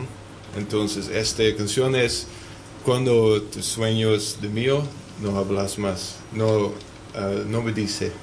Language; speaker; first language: Spanish; non-native, learner; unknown